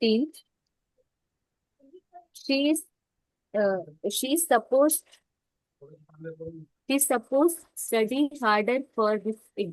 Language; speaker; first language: English; non-native, learner; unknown